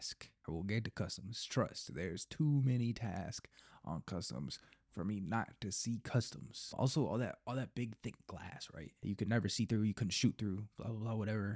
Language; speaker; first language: English; native; English